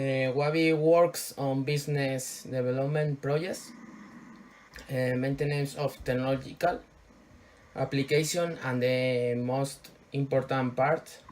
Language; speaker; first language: English; non-native, learner; Spanish